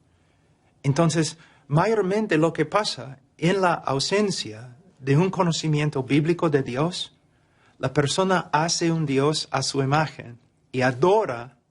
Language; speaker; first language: Spanish; non-native, fluent; English